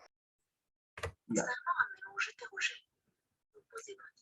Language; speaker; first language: French; non-native, local second language; Arabic